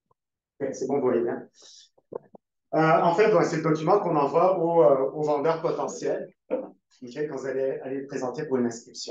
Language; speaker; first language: French; native; French